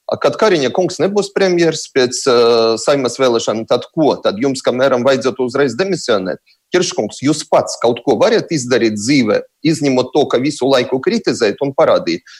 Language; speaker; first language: Latvian; non-native, local second language; Russian